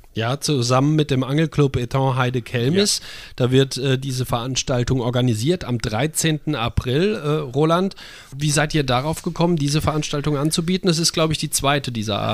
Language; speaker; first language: German; native; German